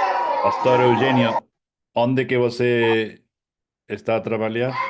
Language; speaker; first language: Portuguese; non-native, fluent; Spanish